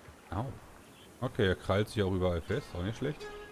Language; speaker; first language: German; native; German